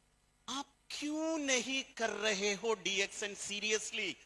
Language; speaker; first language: Hindi; non-native, fluent; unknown